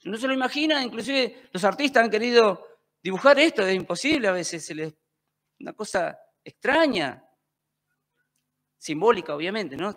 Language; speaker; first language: Spanish; native; Spanish